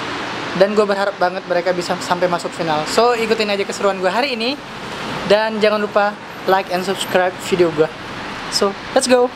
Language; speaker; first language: Indonesian; native; Indonesian